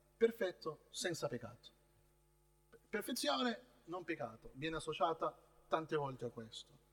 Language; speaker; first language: Italian; non-native, fluent; Spanish